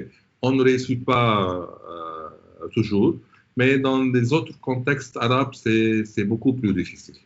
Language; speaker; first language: French; non-native, local second language; Arabic